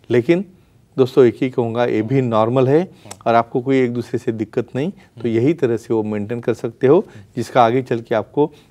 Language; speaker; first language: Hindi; non-native, local second language; Marathi